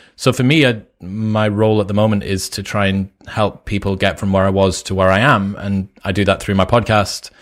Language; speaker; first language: English; native; English